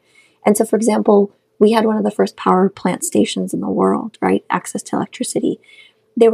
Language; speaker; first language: English; non-native, fluent; Shughni